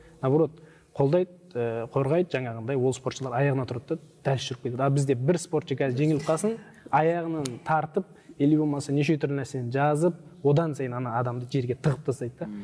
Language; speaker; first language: Kazakh; non-native, local second language; Uzbek